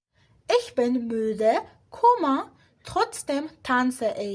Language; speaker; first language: German; non-native, fluent; Spanish